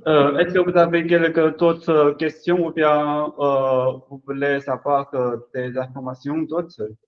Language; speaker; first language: French; non-native, learner; Chinese